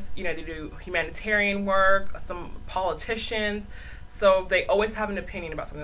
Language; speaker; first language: English; native; English